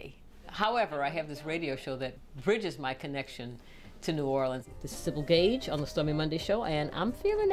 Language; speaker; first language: English; native; English